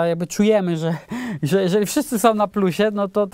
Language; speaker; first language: Polish; native; Polish